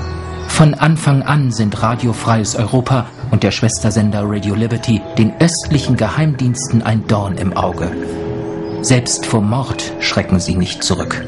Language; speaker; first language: German; native; German